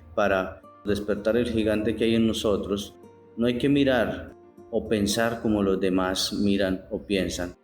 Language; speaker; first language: Spanish; native; Spanish